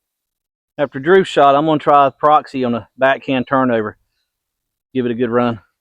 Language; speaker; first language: English; native; English